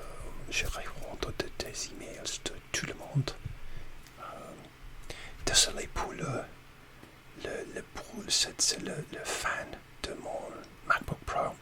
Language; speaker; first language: French; non-native, learner; English